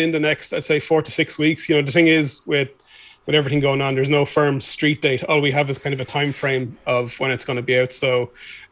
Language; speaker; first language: English; native; English